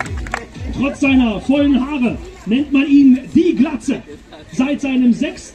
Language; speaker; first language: German; native; German